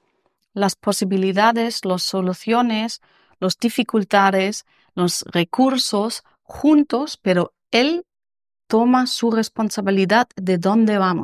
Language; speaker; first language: Spanish; non-native, learner; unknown